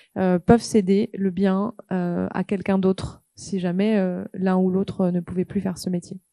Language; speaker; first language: French; native; French